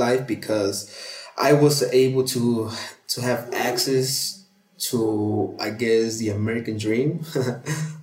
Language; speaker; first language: English; native; English